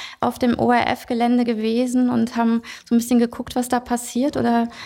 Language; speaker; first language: German; native; German